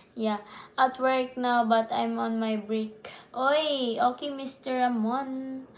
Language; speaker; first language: English; non-native, local second language; Cebuano